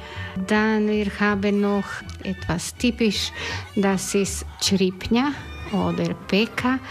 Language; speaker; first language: German; non-native, learner; Croatian